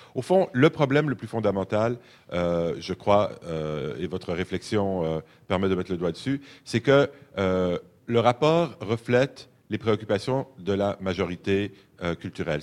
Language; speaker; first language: French; native; French